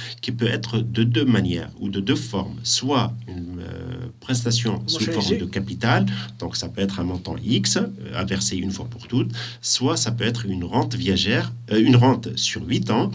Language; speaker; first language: French; native; French